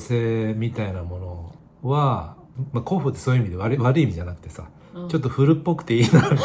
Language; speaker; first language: Japanese; native; Japanese